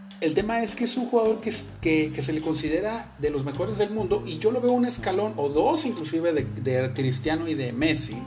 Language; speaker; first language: Spanish; native; Spanish